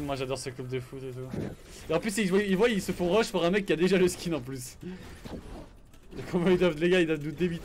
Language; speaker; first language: French; native; French